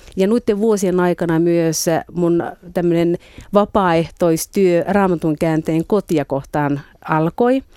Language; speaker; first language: Finnish; native; Finnish